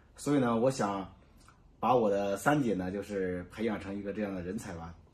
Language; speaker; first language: Chinese; native; Chinese